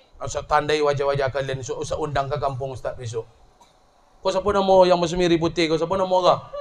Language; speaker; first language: Malay; native; Malay